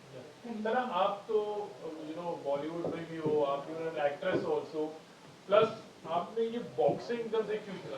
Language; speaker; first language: Hindi; native; Hindi